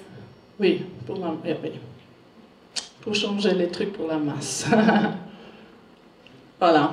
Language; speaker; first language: French; non-native, learner; German